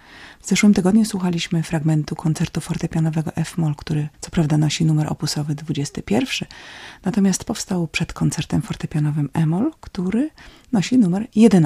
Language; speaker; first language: Polish; native; Polish